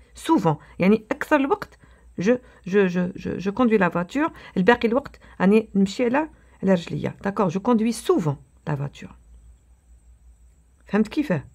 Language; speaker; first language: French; non-native, local second language; Arabic